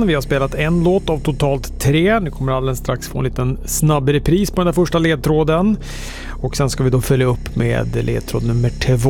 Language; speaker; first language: Swedish; native; Swedish